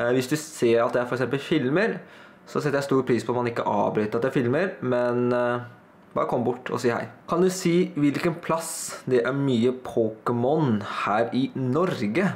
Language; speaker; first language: Norwegian; early bilingual, other home language; Thai